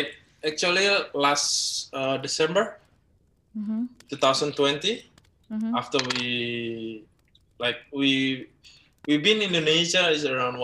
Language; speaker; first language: English; non-native, learner; Indonesian